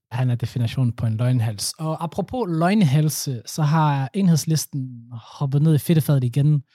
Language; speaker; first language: Danish; early bilingual, other home language; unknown